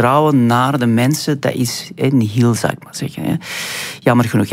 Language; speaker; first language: Dutch; non-native, fluent; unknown